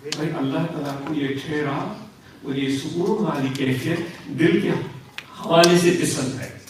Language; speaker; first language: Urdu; non-native, local second language; Sindhi